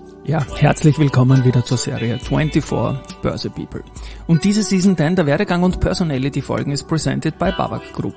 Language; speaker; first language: German; native; German